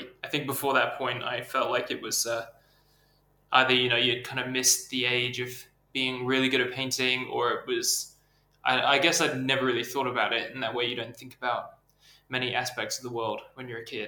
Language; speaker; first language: English; native; English